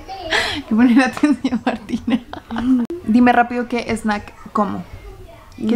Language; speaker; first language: Spanish; native; Spanish